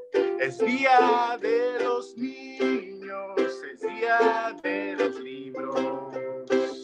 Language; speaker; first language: Spanish; early bilingual, other home language; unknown